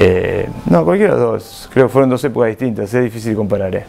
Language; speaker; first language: Spanish; native; Spanish